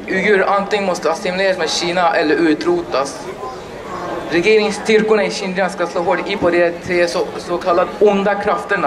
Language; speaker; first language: Swedish; non-native, learner; Uyghur